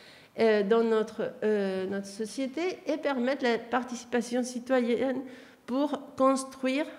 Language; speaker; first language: French; non-native, fluent; Spanish